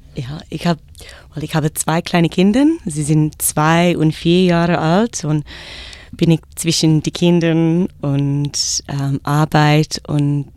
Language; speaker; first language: German; non-native, learner; English